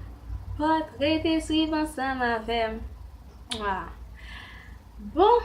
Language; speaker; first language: French; non-native, learner; Haitian Creole